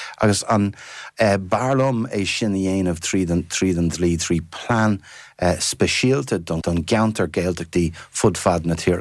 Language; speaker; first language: Irish; non-native, fluent; English